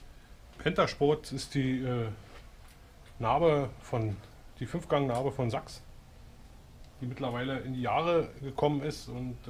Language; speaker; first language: German; native; German